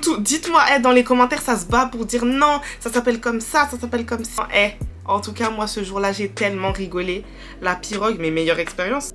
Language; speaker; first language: French; early bilingual, other home language; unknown